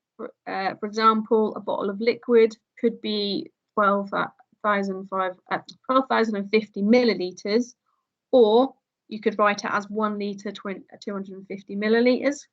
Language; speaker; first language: English; native; English